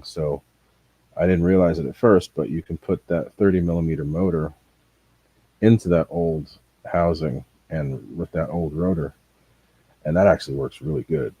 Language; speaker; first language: English; native; English